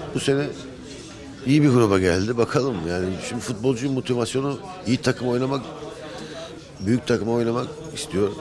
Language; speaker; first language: Turkish; early bilingual, heritage; Turkish